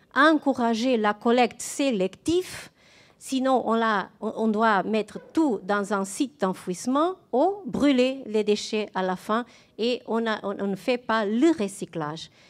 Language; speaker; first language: French; non-native, fluent; Portuguese